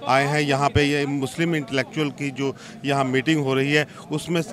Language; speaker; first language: Hindi; native; Hindi